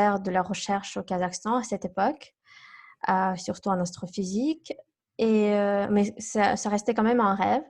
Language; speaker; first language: French; non-native, fluent; Kazakh